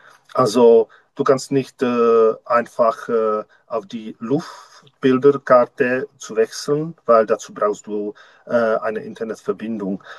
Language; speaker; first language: German; non-native, learner; Czech